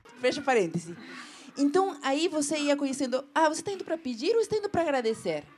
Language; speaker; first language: Portuguese; non-native, fluent; Spanish